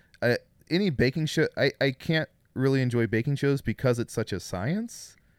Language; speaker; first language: English; native; English